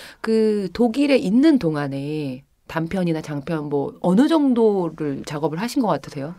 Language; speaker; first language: Korean; native; Korean